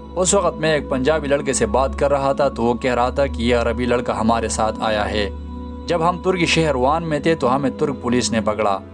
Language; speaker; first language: Urdu; non-native, local second language; Pashto